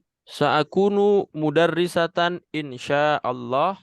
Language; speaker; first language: Arabic; non-native, fluent; Indonesian